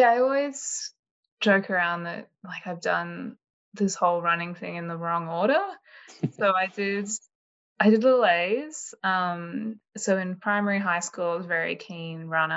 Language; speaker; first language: English; native; English